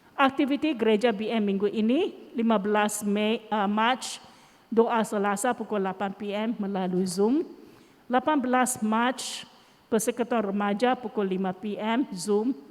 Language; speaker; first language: Malay; non-native, local second language; Chinese